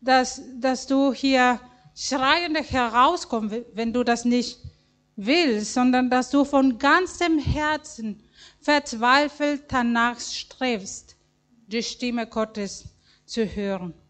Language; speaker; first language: German; non-native, fluent; Spanish